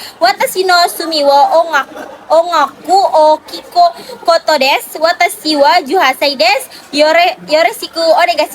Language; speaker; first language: Japanese; non-native, learner; Indonesian